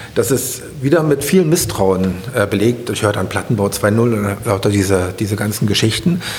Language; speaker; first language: German; native; German